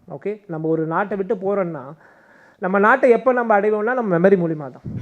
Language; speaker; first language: Tamil; native; Tamil